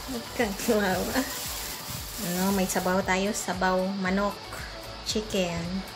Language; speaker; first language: Filipino; non-native, local second language; Cebuano